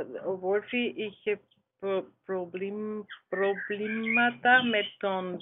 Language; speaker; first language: Greek; non-native, learner; German